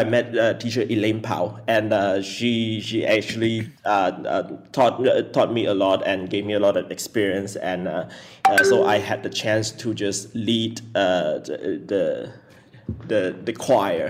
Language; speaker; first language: English; non-native, local second language; Chinese